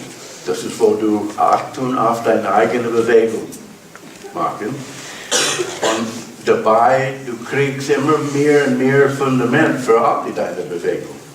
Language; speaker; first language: German; non-native, learner; English